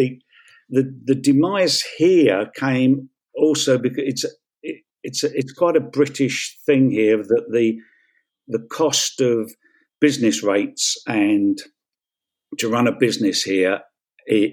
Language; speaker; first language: English; native; English